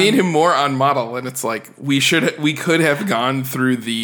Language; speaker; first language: English; native; English